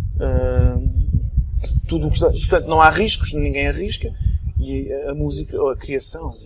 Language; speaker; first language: Portuguese; early bilingual, other home language; English